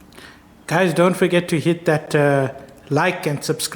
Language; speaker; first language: English; native; English